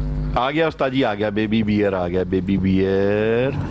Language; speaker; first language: Hindi; non-native, local second language; Punjabi